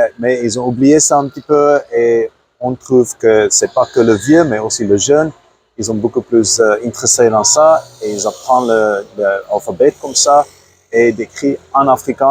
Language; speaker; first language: French; non-native, fluent; Afrikaans